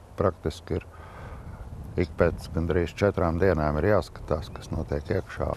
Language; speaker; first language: Latvian; native; Latvian